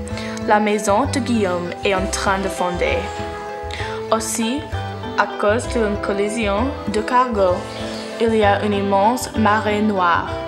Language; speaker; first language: French; non-native, learner; English